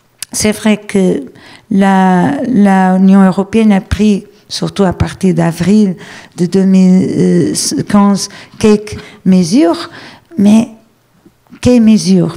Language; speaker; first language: French; non-native, fluent; Portuguese